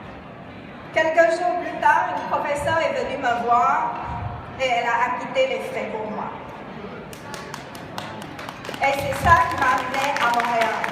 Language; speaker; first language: French; non-native, fluent; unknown